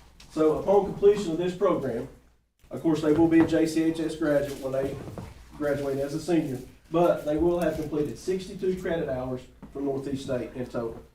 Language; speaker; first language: English; native; English